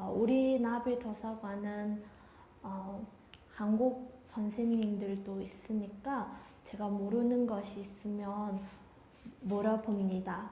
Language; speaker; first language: Korean; non-native, fluent; Mongolian